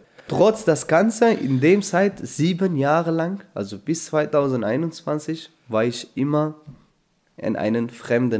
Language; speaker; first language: German; non-native, fluent; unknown